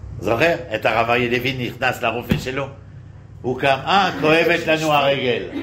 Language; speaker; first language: Hebrew; non-native, fluent; French